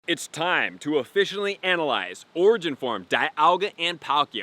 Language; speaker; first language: English; native; English